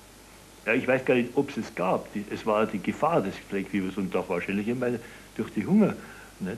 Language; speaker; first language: German; native; German